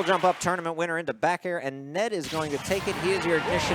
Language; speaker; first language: English; native; English